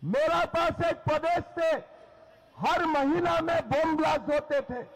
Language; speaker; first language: Hindi; non-native, local second language; Assamese